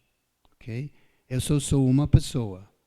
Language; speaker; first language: Portuguese; non-native, fluent; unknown